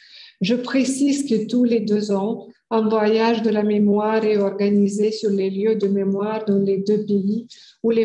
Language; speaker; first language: French; non-native, fluent; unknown